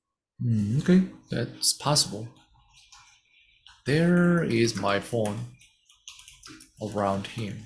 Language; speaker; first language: English; non-native, fluent; Korean